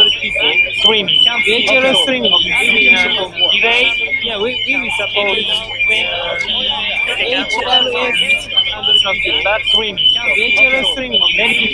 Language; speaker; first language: English; non-native, learner; Japanese